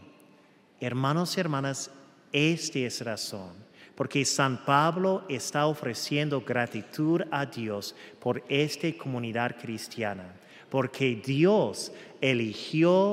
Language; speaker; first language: Spanish; non-native, fluent; English